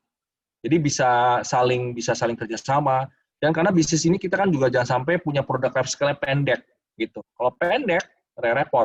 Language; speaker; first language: Indonesian; native; Indonesian